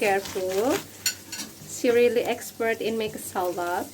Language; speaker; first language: English; non-native, fluent; Indonesian